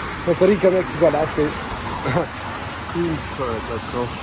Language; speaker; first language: English; non-native, fluent; German